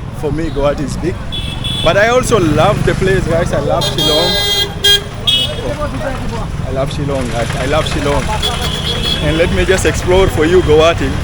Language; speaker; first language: English; non-native, fluent; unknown